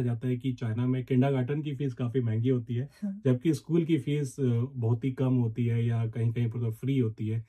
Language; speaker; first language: Hindi; native; Hindi